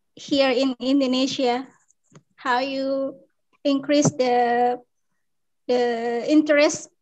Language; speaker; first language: English; non-native, fluent; Indonesian